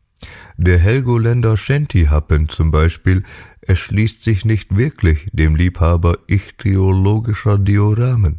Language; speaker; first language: German; native; German